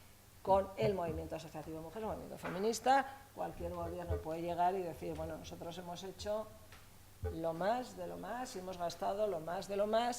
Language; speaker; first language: Spanish; native; Spanish